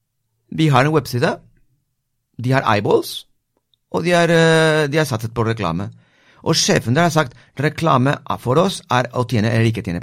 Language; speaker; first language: Norwegian; non-native, fluent; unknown